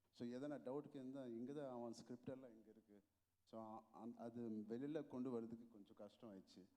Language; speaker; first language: Tamil; non-native, local second language; Telugu